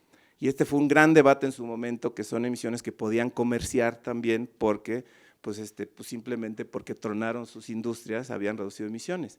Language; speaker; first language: Spanish; native; Spanish